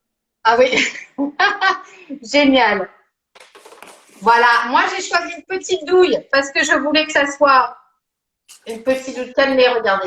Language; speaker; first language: French; native; French